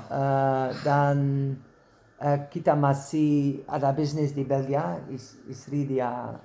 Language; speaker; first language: Indonesian; non-native, learner; Dutch